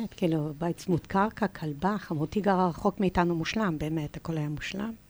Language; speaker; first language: Hebrew; early bilingual, other home language; English